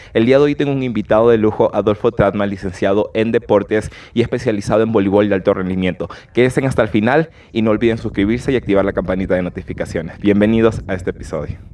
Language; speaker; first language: Spanish; native; Spanish